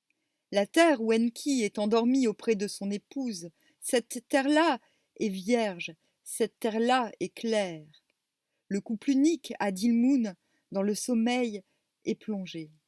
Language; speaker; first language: French; native; French